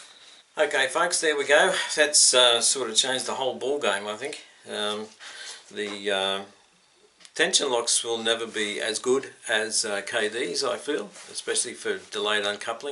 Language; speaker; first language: English; native; English